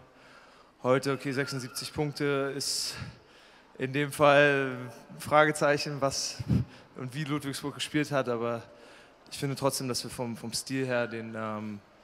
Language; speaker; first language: German; native; German